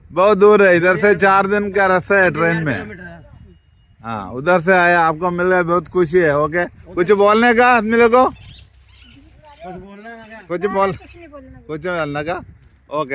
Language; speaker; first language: Hindi; non-native, local second language; Malayalam